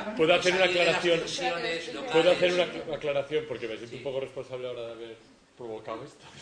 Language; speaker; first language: Spanish; native; Spanish